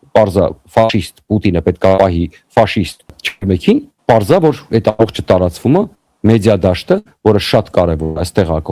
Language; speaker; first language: Armenian; native; Armenian